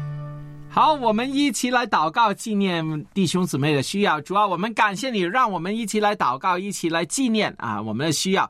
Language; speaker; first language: Chinese; native; Chinese